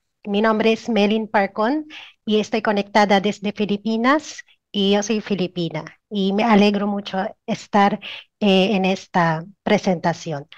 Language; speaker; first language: Spanish; non-native, fluent; Filipino